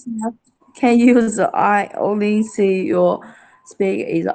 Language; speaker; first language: English; non-native, learner; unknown